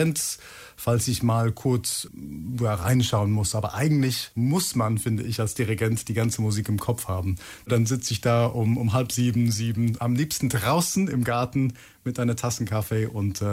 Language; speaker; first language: German; non-native, fluent; English